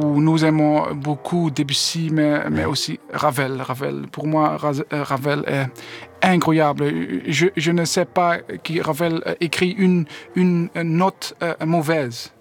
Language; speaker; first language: French; non-native, learner; Dutch